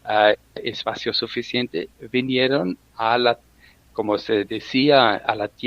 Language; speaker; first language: Spanish; non-native, fluent; German